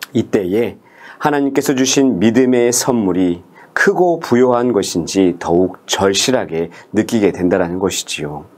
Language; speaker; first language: Korean; native; Korean